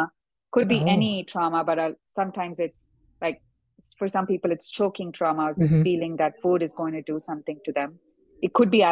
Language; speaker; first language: English; non-native, local second language; Tamil